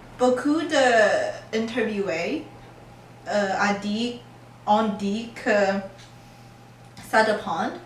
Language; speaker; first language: French; non-native, learner; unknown